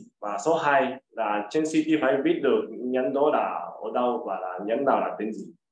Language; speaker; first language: Vietnamese; non-native, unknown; Japanese